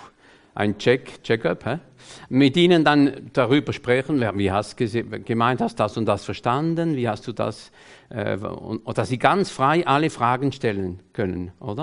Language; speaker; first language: German; non-native, fluent; French